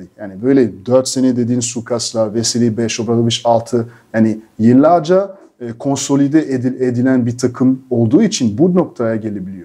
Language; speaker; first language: Turkish; non-native, fluent; French